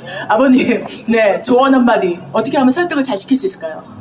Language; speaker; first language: Korean; native; Korean